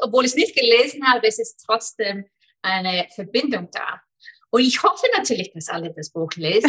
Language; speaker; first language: German; non-native, fluent; Icelandic